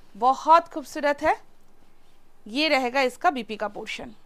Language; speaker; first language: Hindi; non-native, local second language; Bangla